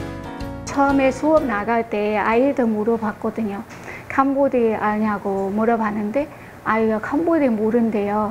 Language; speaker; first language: Korean; non-native, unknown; Khmer